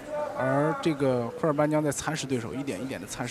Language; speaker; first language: Chinese; native; Chinese